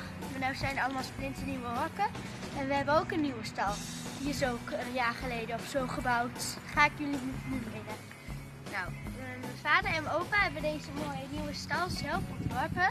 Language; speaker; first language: Dutch; native; Dutch